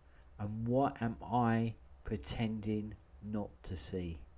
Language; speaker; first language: English; native; English